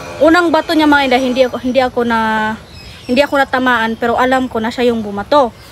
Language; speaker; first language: Filipino; non-native, local second language; Cebuano